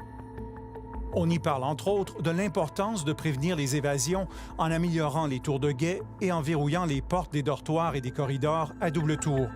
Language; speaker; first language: French; native; French